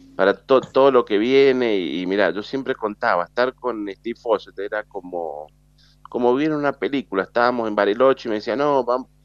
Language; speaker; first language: Spanish; native; Spanish